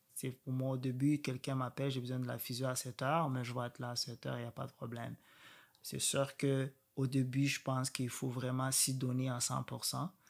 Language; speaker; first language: French; non-native, local second language; Rundi